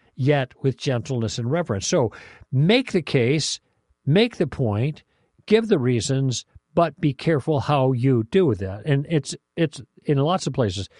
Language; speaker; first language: English; native; English